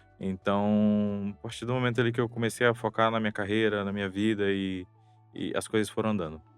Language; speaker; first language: Portuguese; native; Portuguese